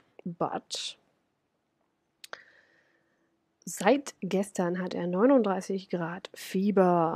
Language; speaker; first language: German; non-native, fluent; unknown